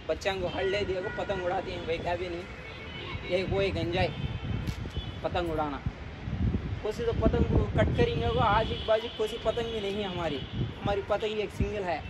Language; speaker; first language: Hindi; non-native, local second language; Urdu